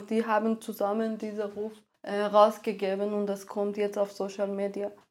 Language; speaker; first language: German; non-native, fluent; Persian